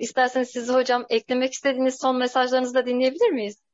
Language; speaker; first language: Turkish; native; Turkish